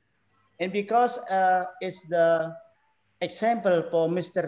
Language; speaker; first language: English; non-native, learner; Indonesian